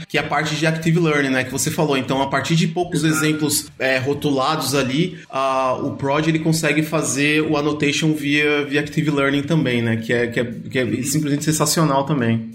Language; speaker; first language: Portuguese; native; Portuguese